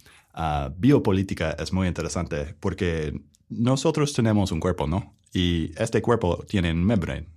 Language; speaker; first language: Spanish; non-native, learner; English